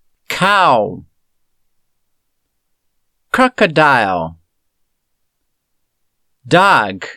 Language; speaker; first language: English; non-native, fluent; Portuguese